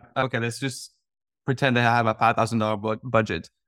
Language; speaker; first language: English; non-native, fluent; Spanish